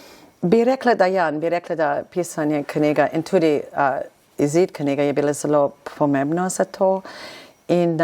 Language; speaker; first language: Slovenian; non-native, fluent; English